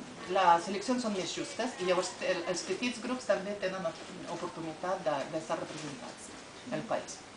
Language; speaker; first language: Catalan; non-native, fluent; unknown